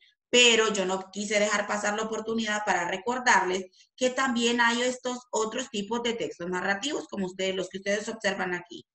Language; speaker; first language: Spanish; native; Spanish